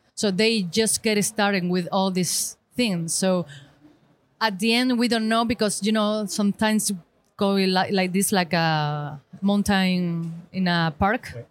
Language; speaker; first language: English; non-native, learner; Spanish